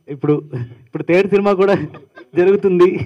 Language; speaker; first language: Telugu; non-native, learner; Malayalam